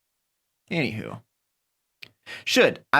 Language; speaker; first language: English; native; English